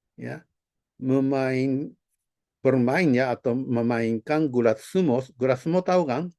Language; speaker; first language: Indonesian; non-native, fluent; Japanese